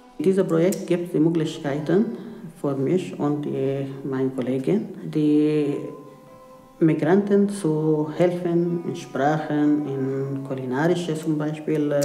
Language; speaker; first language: German; non-native, learner; Arabic